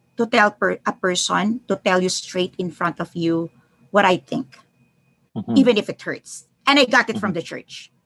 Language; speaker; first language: English; non-native, local second language; Filipino